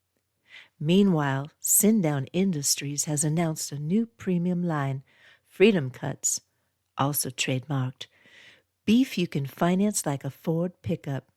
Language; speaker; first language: English; native; English